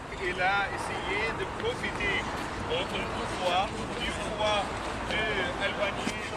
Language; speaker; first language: French; non-native, fluent; Arabic